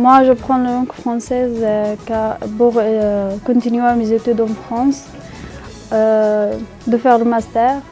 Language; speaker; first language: French; non-native, learner; Arabic